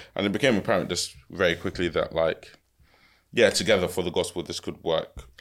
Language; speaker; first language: English; early bilingual, other home language; Yoruba